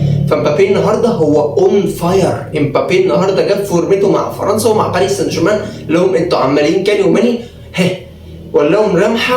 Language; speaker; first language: Arabic; native; Arabic